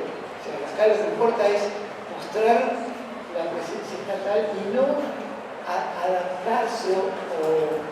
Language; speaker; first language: Spanish; native; Spanish